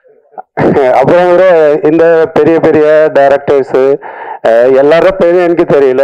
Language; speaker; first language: Tamil; non-native, learner; Malayalam